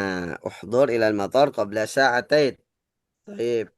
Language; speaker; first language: Arabic; non-native, fluent; Indonesian